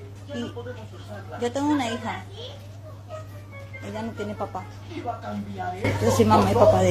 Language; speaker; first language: Spanish; non-native, local second language; Guarani